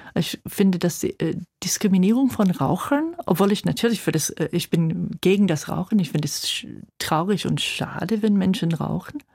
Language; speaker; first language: German; non-native, fluent; English